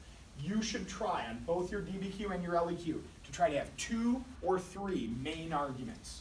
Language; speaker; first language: English; native; English